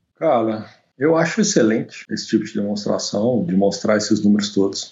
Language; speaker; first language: Portuguese; native; Portuguese